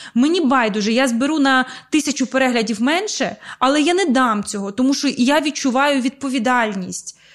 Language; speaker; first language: Ukrainian; non-native, local second language; Russian